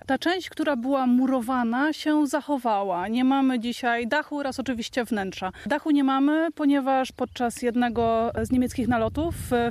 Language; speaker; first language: Polish; native; Polish